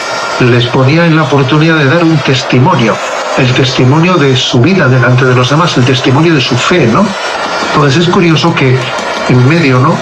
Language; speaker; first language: Spanish; native; Spanish